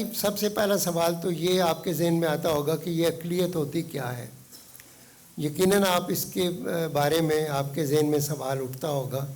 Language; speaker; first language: Urdu; non-native, local second language; Punjabi